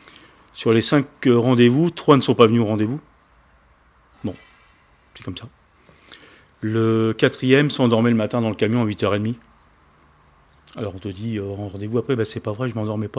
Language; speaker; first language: French; native; French